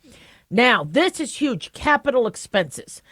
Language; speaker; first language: English; native; English